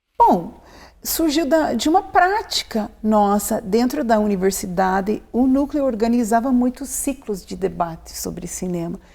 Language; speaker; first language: Portuguese; non-native, fluent; English